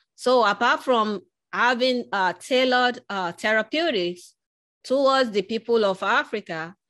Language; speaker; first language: English; non-native, local second language; Yoruba